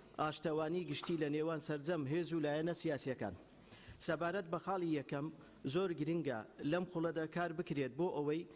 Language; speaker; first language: Central Kurdish; non-native, local second language; Turkish